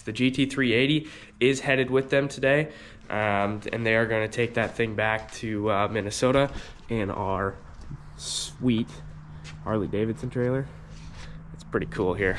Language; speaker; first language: English; native; English